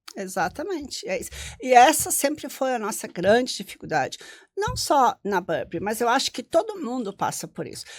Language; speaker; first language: Portuguese; non-native, local second language; German